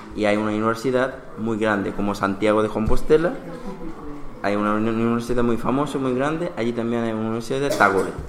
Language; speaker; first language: Spanish; non-native, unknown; Bangla